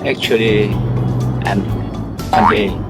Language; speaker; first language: English; non-native, learner; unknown